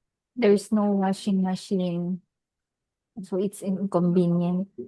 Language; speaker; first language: English; non-native, local second language; Filipino